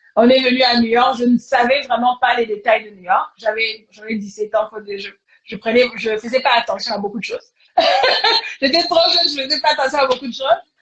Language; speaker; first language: French; non-native, local second language; Lingala